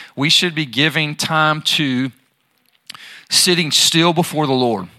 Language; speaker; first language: English; native; English